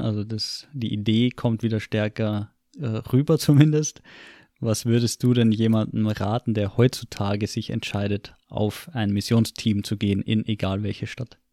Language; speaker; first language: German; native; German